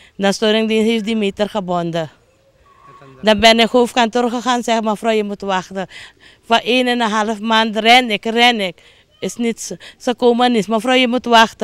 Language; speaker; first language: Dutch; non-native, local second language; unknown